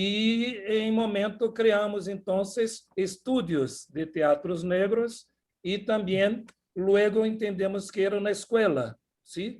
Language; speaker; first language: Portuguese; non-native, fluent; Spanish